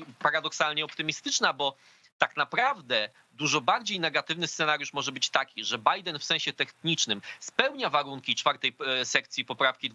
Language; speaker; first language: Polish; native; Polish